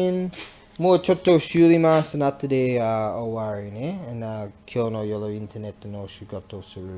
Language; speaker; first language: Japanese; non-native, learner; English